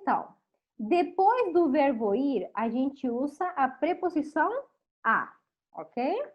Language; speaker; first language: Portuguese; non-native, fluent; Spanish